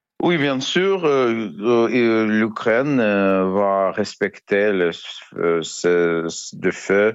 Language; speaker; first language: French; non-native, learner; Ukrainian